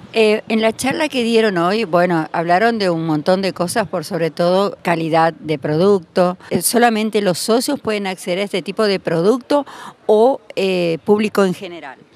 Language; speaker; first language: Spanish; native; Spanish